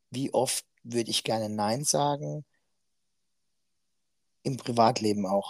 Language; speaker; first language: German; native; German